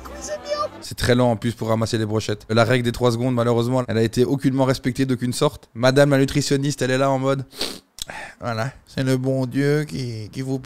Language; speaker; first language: French; native; French